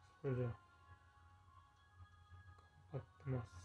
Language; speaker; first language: Japanese; non-native, learner; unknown